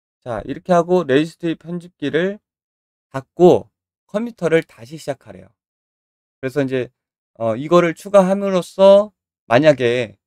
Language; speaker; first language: Korean; native; Korean